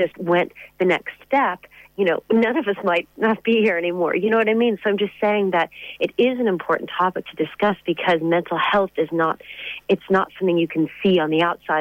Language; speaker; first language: English; native; English